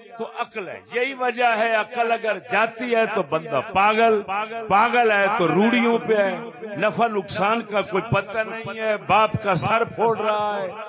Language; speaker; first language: Urdu; non-native, local second language; Punjabi